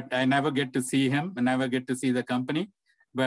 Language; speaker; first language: English; non-native, local second language; Tamil